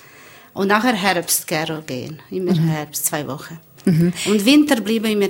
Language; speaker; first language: German; non-native, learner; Bosnian